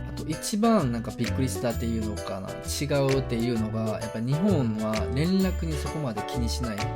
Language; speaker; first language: Japanese; non-native, fluent; Korean